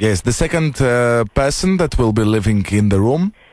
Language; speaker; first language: English; non-native, learner; Lithuanian